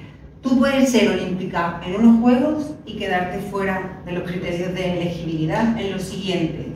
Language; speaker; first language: Spanish; native; Spanish